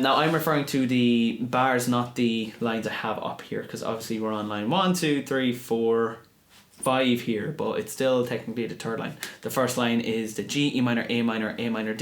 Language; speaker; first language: English; native; English